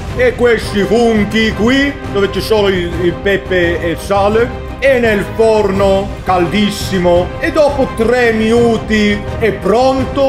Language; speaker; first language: Italian; non-native, learner; Swedish